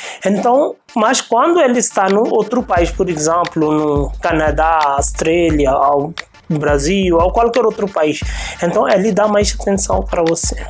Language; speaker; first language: Portuguese; non-native, fluent; Hindi